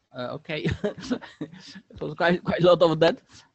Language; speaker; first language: English; non-native, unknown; Polish